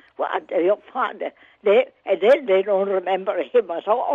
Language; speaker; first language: English; non-native, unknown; Italian